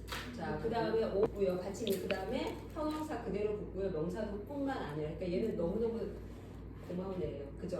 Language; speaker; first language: Korean; native; Korean